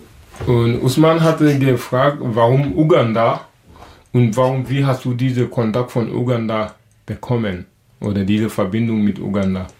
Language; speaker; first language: German; non-native, local second language; Wolof